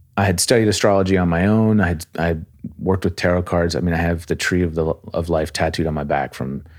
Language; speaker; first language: English; native; English